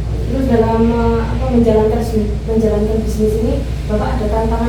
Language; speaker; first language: Indonesian; native; Indonesian